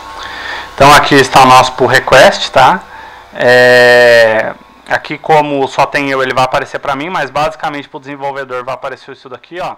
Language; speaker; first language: Portuguese; native; Portuguese